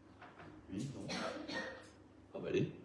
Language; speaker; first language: French; native; French